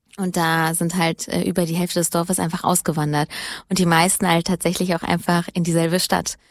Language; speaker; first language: German; early bilingual, other home language; Italian